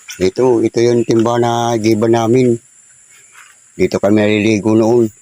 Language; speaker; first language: Filipino; non-native, local second language; Waray